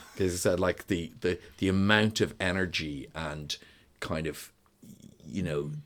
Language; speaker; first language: English; native; English